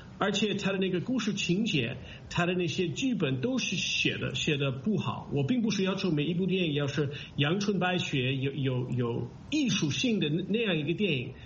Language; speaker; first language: Chinese; non-native, fluent; English